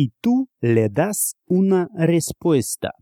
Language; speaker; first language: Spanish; non-native, fluent; Russian